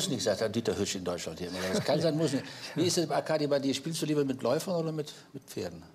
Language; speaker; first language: German; native; German